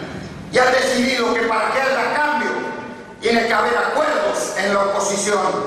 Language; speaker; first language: Spanish; native; Spanish